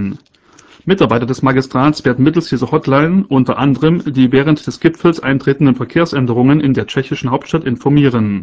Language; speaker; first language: German; native; German